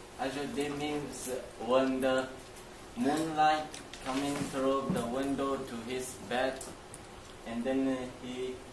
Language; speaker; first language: English; non-native, learner; Chinese